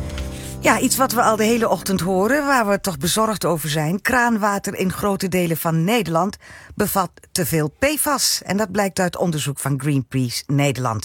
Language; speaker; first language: Dutch; native; Dutch